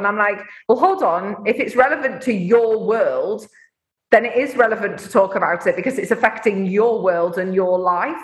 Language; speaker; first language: English; native; English